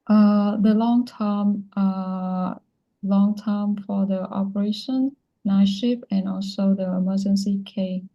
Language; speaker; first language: English; non-native, learner; Vietnamese